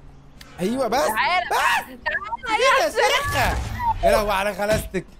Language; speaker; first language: Arabic; native; Arabic